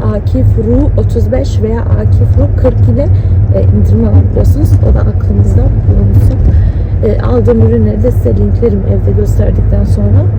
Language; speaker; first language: Turkish; early bilingual, other home language; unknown